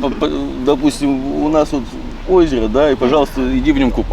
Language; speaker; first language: Russian; native; Russian